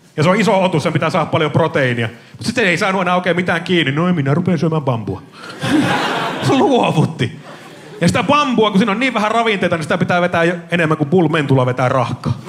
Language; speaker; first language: Finnish; native; Finnish